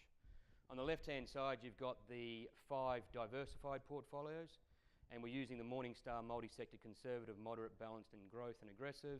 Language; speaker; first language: English; native; English